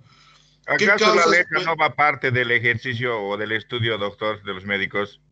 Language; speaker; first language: Spanish; native; Spanish